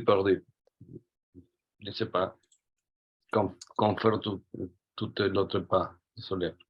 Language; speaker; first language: French; non-native, learner; Spanish